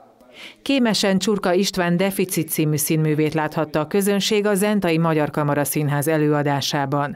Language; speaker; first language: Hungarian; native; Hungarian